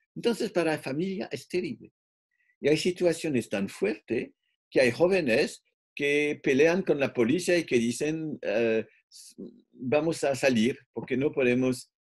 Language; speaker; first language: Spanish; non-native, fluent; French